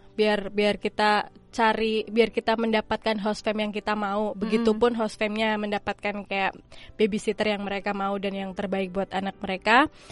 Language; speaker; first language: Indonesian; native; Indonesian